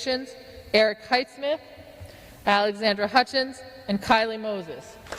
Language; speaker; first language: English; native; English